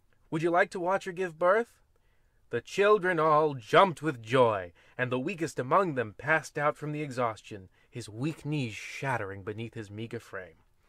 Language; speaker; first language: English; native; English